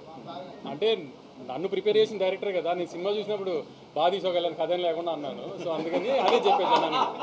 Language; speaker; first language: Telugu; native; Telugu